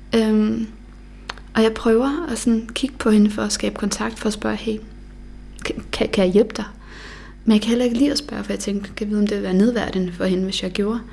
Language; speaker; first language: Danish; early bilingual, other home language; Bosnian